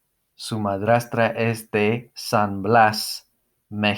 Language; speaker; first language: Spanish; non-native, fluent; English